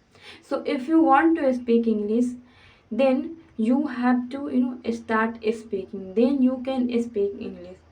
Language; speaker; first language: English; non-native, fluent; Hindi